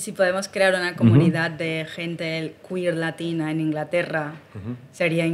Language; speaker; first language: Spanish; early bilingual, heritage; Spanish